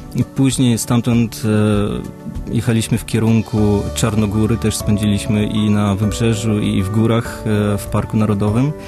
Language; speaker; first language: Polish; early bilingual, other home language; Russian